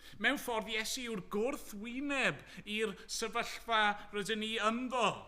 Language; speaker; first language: Welsh; native; Welsh